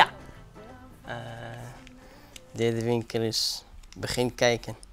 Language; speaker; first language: Dutch; non-native, learner; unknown